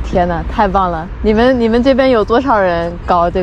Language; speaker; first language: Chinese; non-native, fluent; English